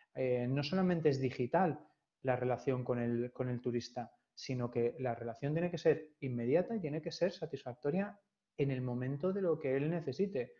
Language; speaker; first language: Spanish; native; Spanish